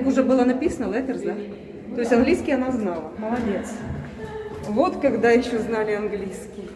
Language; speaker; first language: Russian; native; Russian